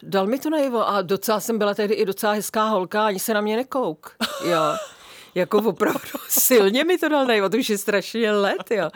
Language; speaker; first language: Czech; native; Czech